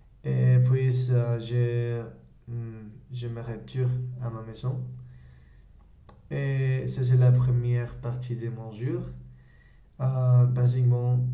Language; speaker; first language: French; non-native, learner; Spanish